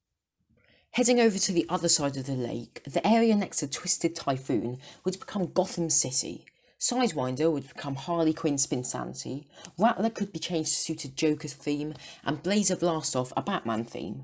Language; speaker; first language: English; native; English